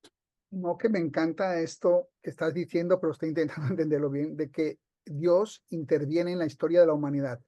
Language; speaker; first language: Spanish; native; Spanish